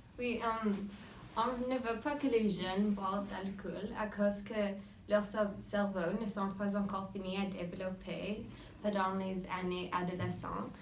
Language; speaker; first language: French; non-native, fluent; English